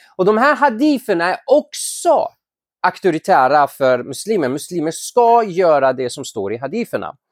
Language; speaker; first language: Swedish; non-native, fluent; Persian